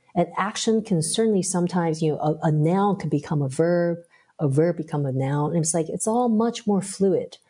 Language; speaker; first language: English; early bilingual, other home language; Chinese